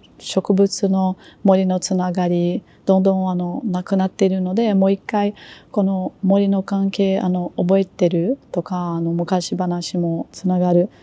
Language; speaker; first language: Japanese; non-native, learner; Portuguese